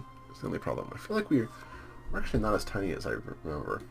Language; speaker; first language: English; native; English